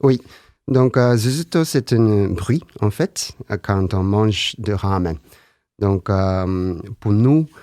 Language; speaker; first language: French; non-native, learner; Japanese